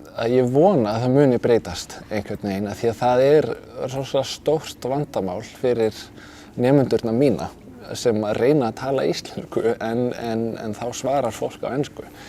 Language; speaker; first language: Icelandic; non-native, fluent; Danish